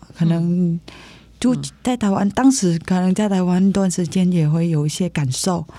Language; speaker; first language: Chinese; non-native, fluent; Vietnamese